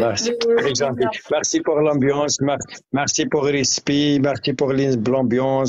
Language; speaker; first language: French; non-native, learner; Arabic